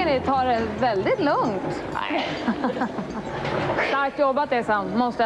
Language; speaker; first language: Swedish; native; Swedish